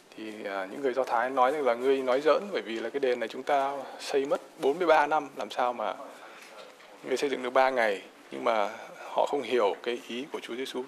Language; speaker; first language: Vietnamese; native; Vietnamese